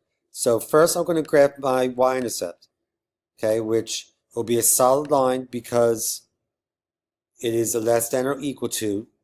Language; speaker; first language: English; native; English